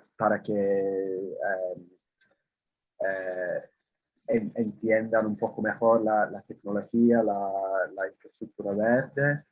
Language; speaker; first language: Spanish; non-native, fluent; English